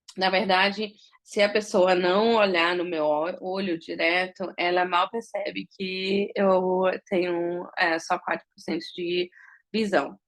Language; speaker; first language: Portuguese; early bilingual, heritage; Portuguese